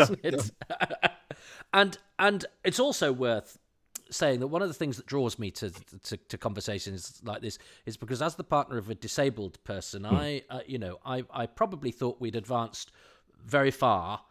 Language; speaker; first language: English; native; English